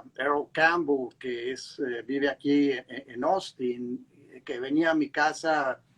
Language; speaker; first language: Spanish; native; Spanish